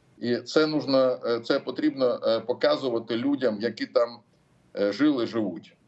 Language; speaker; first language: Ukrainian; non-native, local second language; Russian